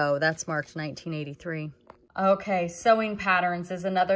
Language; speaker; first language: English; native; English